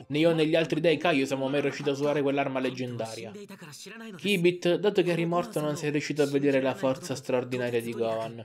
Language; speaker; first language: Italian; native; Italian